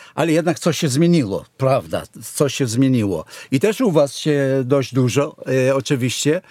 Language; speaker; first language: Polish; non-native, fluent; Hebrew